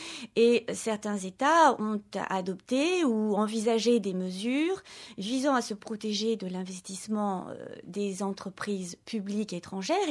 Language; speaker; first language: French; native; French